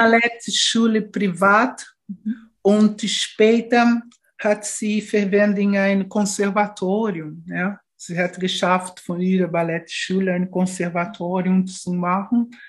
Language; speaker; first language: German; non-native, fluent; Portuguese